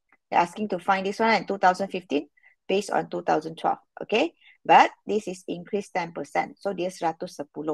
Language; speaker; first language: English; non-native, local second language; Malay